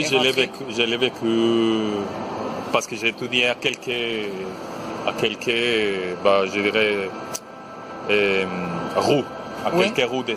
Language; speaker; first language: French; non-native, fluent; Spanish